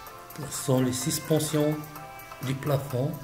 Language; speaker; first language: French; non-native, local second language; Arabic